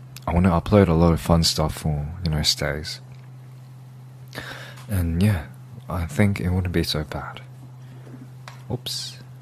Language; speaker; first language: English; early bilingual, other home language; Korean